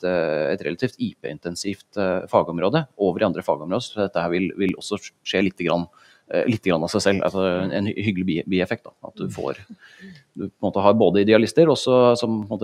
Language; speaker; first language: Norwegian; native; Norwegian